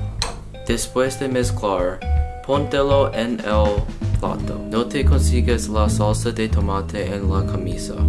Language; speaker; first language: Spanish; non-native, learner; English